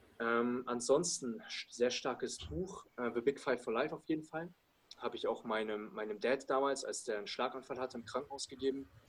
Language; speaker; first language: German; early bilingual, other home language; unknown